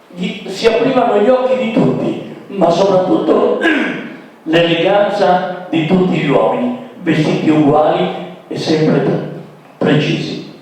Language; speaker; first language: Italian; native; Italian